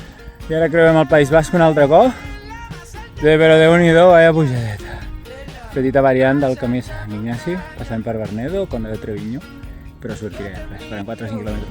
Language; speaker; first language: Catalan; native; Catalan